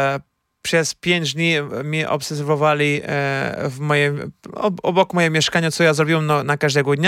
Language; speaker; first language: Polish; non-native, fluent; Portuguese